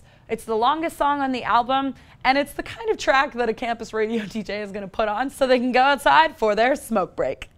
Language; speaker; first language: English; native; English